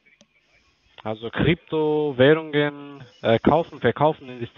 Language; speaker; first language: German; non-native, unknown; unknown